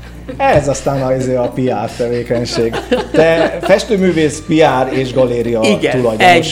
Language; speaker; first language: Hungarian; native; Hungarian